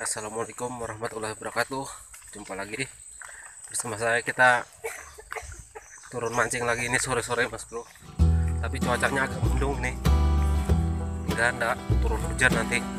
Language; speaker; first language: Indonesian; native; Indonesian